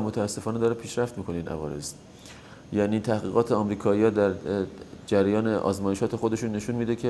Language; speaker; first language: Persian; native; Persian